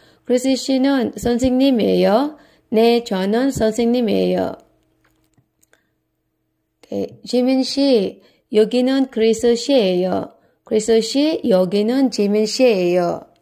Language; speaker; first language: Korean; non-native, learner; Cebuano